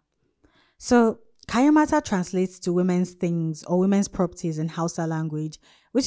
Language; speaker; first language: English; non-native, local second language; Hausa